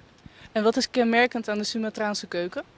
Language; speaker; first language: Dutch; native; Dutch